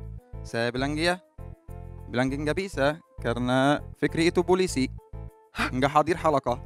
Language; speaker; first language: Indonesian; non-native, fluent; Arabic